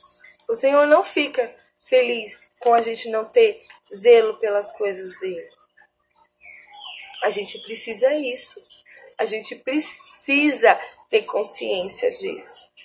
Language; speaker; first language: Portuguese; native; Portuguese